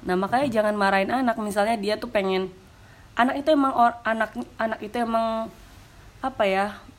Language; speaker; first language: Indonesian; native; Indonesian